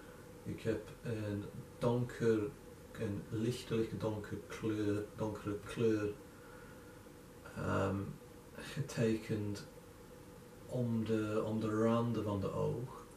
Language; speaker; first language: Dutch; non-native, fluent; English